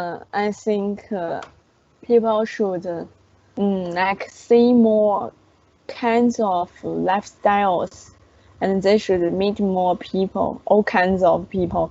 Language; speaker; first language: English; non-native, learner; Chinese